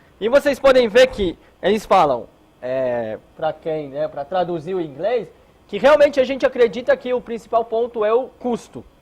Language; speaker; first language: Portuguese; early bilingual, heritage; Hebrew